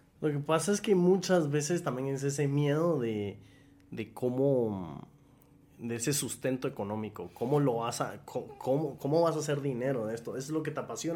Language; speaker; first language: Spanish; native; Spanish